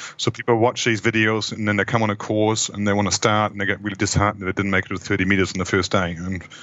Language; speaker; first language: English; non-native, fluent; German